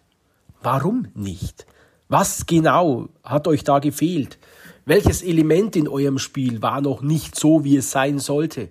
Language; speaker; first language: German; native; German